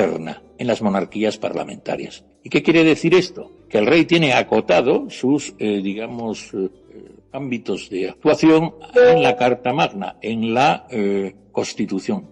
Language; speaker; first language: Spanish; native; Spanish